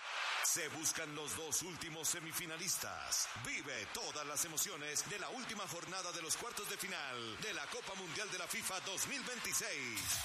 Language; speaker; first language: Spanish; native; Spanish